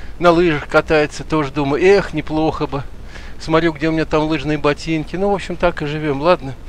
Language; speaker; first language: Russian; native; Russian